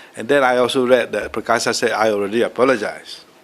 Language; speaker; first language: English; non-native, local second language; Malay